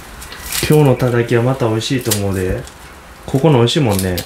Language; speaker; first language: Japanese; native; Japanese